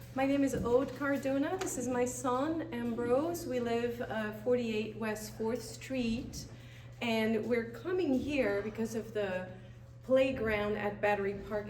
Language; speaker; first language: English; non-native, fluent; French